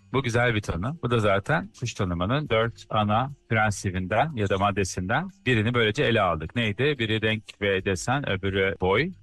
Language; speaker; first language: Turkish; native; Turkish